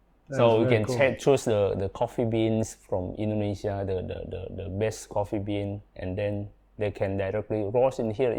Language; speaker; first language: English; non-native, learner; Indonesian